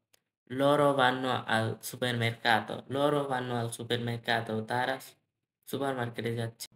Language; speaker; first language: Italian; non-native, learner; Bangla